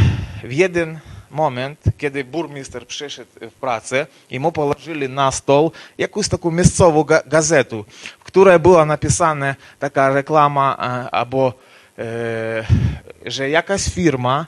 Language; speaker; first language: Polish; non-native, learner; Ukrainian